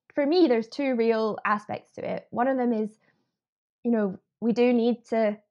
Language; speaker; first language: English; native; English